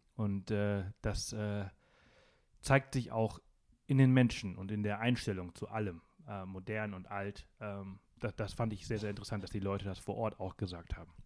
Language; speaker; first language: German; non-native, fluent; Spanish